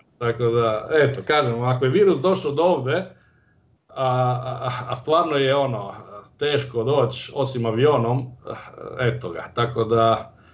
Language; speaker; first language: Croatian; native; Croatian